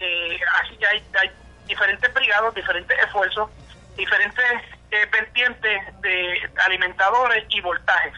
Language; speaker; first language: Spanish; native; Spanish